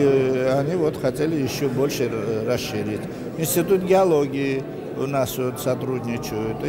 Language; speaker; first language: Russian; non-native, fluent; Armenian